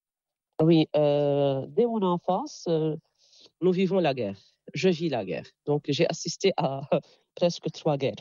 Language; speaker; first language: French; non-native, local second language; Arabic